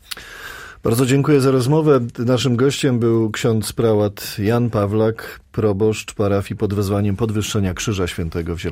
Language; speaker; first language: Polish; native; Polish